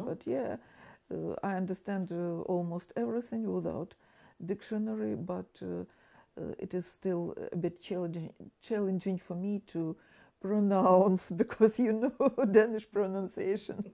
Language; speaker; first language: English; non-native, fluent; Ukrainian